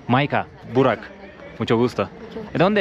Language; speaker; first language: Spanish; non-native, learner; Turkish